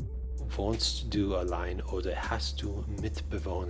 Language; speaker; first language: German; non-native, learner; English